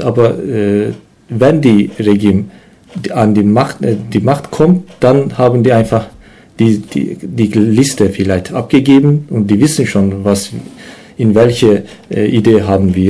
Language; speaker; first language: German; non-native, learner; Turkish